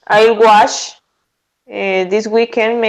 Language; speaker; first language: English; non-native, learner; Spanish